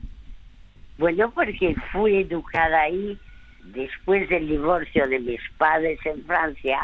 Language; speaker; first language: Spanish; early bilingual, other home language; French